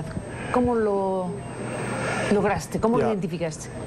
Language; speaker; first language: Spanish; native; Spanish